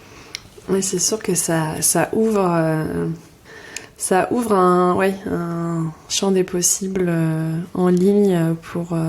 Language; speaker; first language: French; native; French